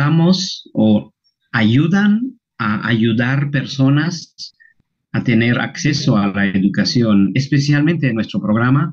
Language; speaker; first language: Spanish; non-native, local second language; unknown